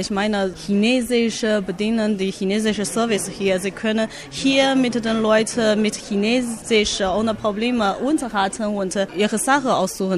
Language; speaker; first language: German; non-native, learner; Chinese